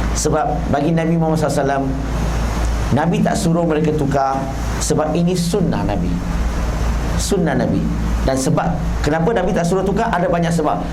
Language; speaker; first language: Malay; non-native, local second language; Chinese